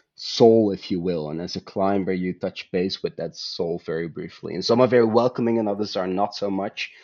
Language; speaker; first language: English; non-native, fluent; Dutch